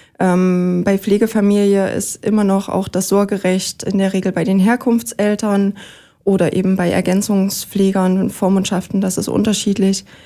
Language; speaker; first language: German; native; German